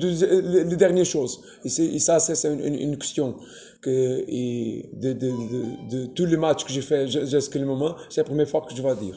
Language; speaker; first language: French; non-native, fluent; Portuguese